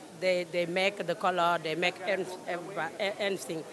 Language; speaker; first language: English; non-native, learner; Bambara